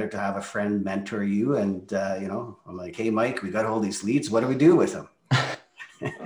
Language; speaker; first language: English; non-native, fluent; Norwegian